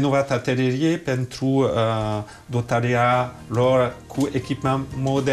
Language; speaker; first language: Romanian; non-native, learner; French